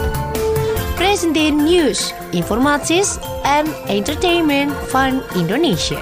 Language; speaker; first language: Dutch; non-native, fluent; Indonesian